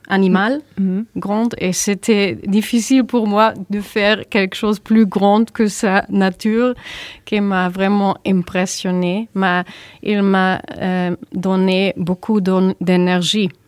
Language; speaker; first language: French; non-native, learner; German